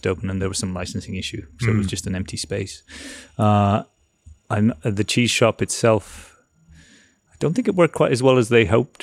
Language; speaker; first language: English; native; English